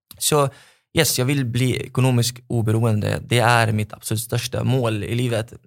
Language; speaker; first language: Swedish; non-native, fluent; Arabic